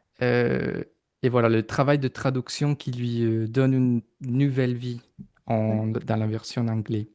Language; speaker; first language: French; non-native, fluent; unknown